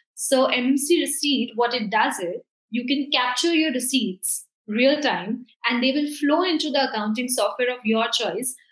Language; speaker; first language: English; non-native, local second language; Hindi